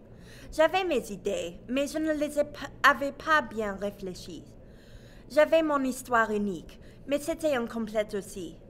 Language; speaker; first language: French; non-native, learner; English